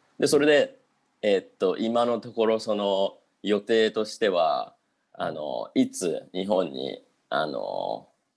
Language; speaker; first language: Japanese; native; Japanese